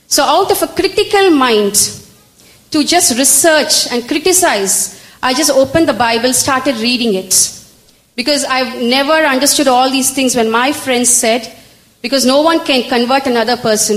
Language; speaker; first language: English; non-native, local second language; Tamil